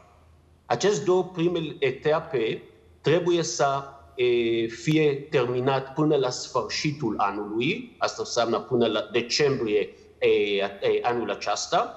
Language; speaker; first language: Romanian; non-native, learner; Hebrew